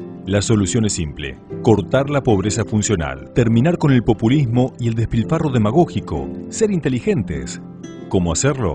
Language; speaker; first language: Spanish; native; Spanish